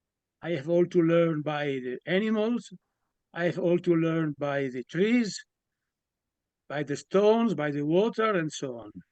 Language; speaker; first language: English; non-native, learner; Italian